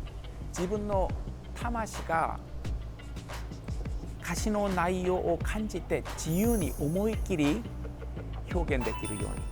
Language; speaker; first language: Japanese; non-native, learner; Korean